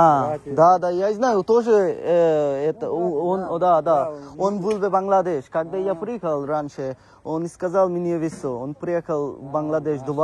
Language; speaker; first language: Russian; non-native, learner; Bangla